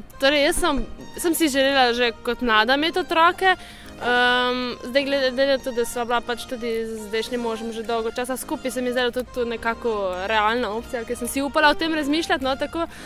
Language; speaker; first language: Slovenian; native; Slovenian